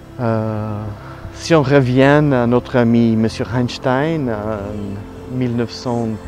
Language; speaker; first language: French; non-native, learner; Italian